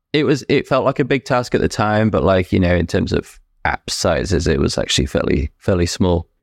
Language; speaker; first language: English; native; English